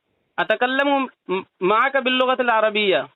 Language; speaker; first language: Arabic; non-native, fluent; Urdu